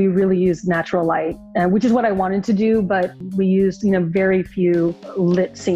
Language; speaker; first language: English; native; English